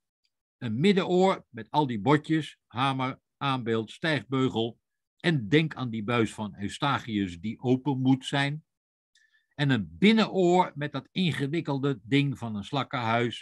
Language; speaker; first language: Dutch; native; Dutch